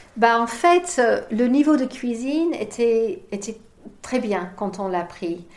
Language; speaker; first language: French; non-native, fluent; English